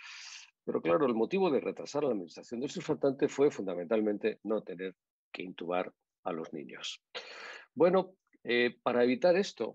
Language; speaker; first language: Spanish; native; Spanish